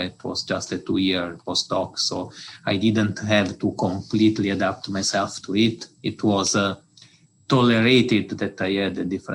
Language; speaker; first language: English; non-native, fluent; Italian